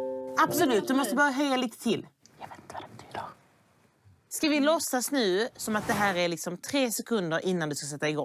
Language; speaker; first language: Swedish; native; Swedish